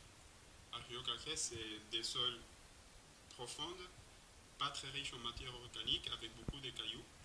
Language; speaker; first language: French; non-native, fluent; Spanish